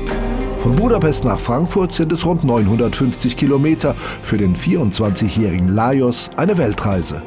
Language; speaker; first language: German; native; German